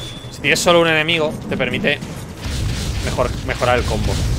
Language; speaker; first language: Spanish; native; Spanish